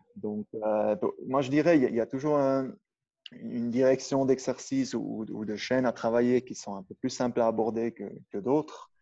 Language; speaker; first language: French; non-native, local second language; Swiss German